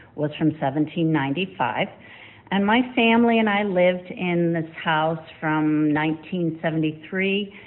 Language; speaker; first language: English; native; English